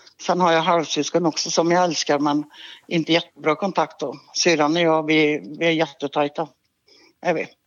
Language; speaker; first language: Swedish; native; Swedish